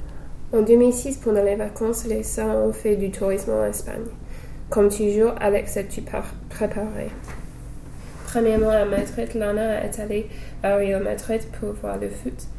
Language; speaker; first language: French; non-native, learner; English